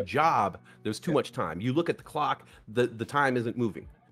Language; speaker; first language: English; native; English